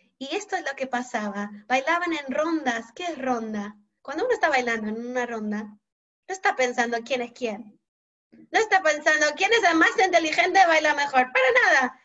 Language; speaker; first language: Spanish; non-native, fluent; English